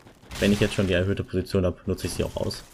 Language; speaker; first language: German; native; German